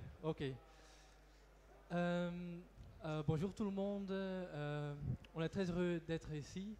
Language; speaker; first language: French; non-native, local second language; Dutch